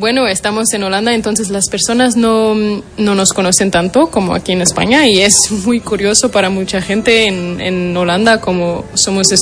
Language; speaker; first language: Spanish; non-native, fluent; Portuguese